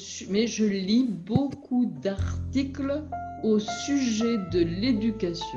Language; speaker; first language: French; native; French